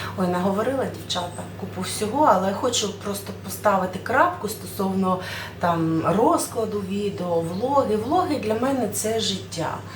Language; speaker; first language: Ukrainian; non-native, local second language; Russian